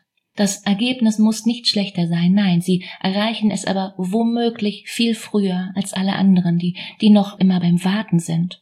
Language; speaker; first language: German; native; German